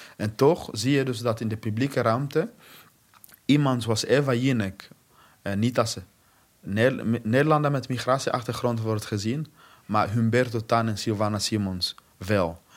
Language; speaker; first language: Dutch; non-native, fluent; Swahili